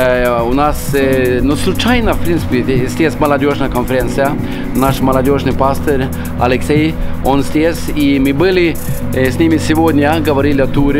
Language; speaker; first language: Russian; non-native, fluent; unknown